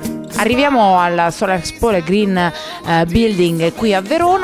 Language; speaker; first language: Italian; native; Italian